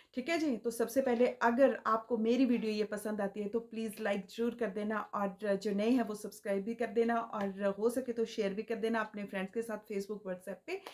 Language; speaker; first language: Hindi; native; Hindi